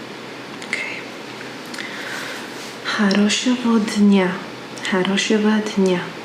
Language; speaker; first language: Russian; non-native, learner; English